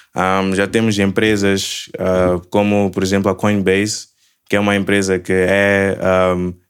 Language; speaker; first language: Portuguese; native; Portuguese